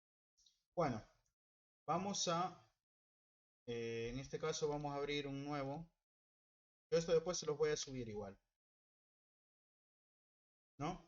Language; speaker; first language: Spanish; native; Spanish